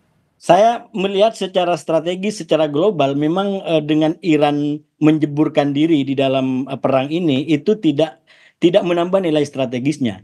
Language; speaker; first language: Indonesian; native; Indonesian